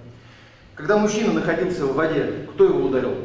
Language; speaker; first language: Russian; native; Russian